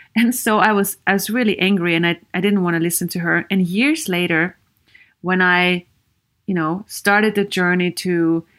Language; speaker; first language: English; non-native, fluent; German